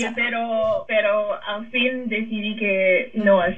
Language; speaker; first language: Spanish; non-native, fluent; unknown